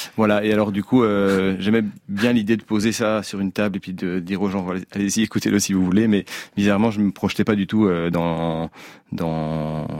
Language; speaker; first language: French; native; French